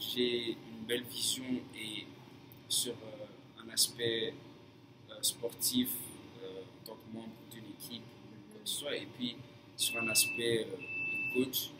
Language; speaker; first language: French; non-native, fluent; English